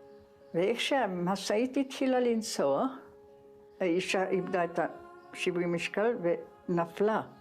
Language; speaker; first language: Hebrew; non-native, fluent; Czech